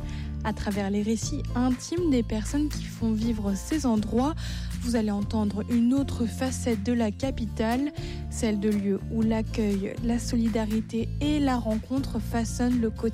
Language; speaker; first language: French; native; French